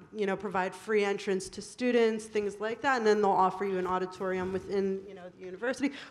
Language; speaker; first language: English; non-native, fluent; Hebrew